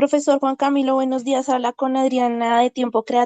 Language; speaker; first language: Spanish; native; Spanish